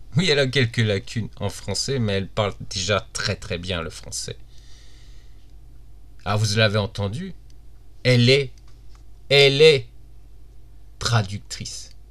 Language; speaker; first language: French; native; French